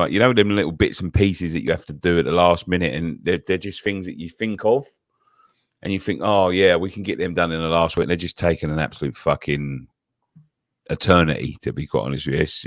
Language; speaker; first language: English; native; English